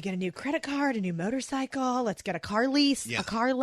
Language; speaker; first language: English; native; English